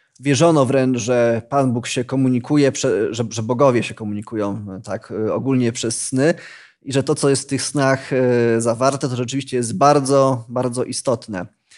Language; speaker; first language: Polish; native; Polish